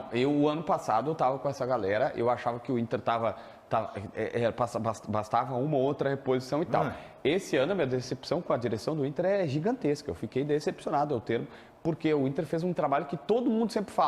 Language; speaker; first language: Portuguese; native; Portuguese